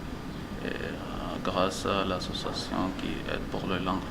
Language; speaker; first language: French; non-native, learner; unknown